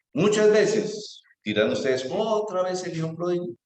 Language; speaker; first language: Spanish; native; Spanish